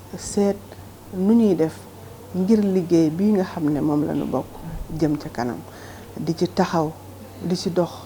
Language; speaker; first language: Wolof; native; Wolof